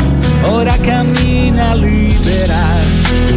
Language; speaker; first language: Italian; native; Italian